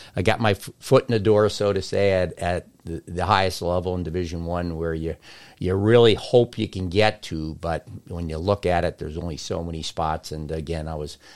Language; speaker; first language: English; native; English